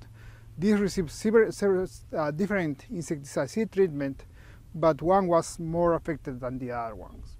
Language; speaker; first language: English; non-native, fluent; Spanish